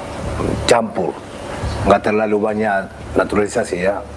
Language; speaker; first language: Indonesian; non-native, local second language; Spanish